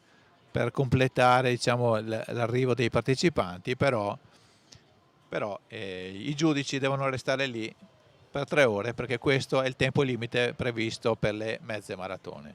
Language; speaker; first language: Italian; native; Italian